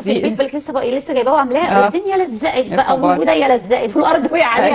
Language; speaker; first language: Arabic; native; Arabic